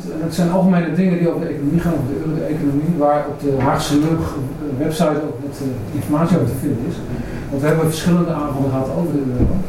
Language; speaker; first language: Dutch; native; Dutch